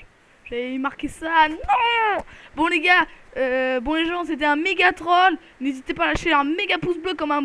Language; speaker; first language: French; native; French